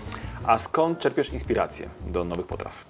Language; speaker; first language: Polish; native; Polish